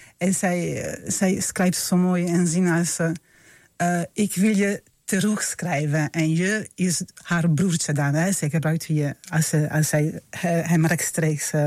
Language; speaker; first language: Dutch; non-native, fluent; Italian